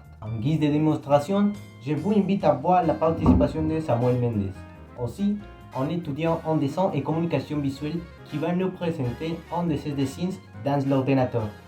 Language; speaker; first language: French; non-native, learner; Spanish